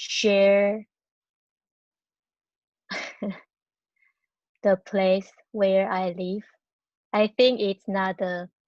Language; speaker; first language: English; non-native, learner; Chinese